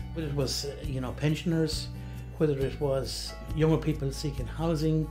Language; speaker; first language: English; native; English